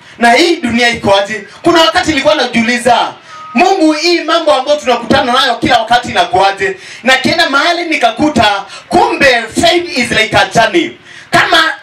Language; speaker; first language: Swahili; non-native, local second language; Kikuyu